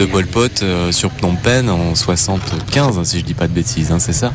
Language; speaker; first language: French; native; French